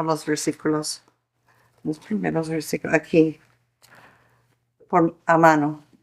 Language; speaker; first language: Spanish; non-native, fluent; English